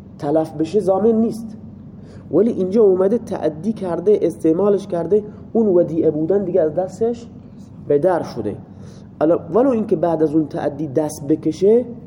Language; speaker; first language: Persian; non-native, local second language; Baluchi